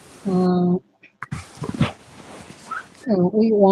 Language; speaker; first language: English; non-native, local second language; Hindi